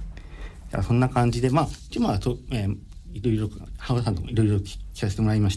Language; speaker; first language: Japanese; native; Japanese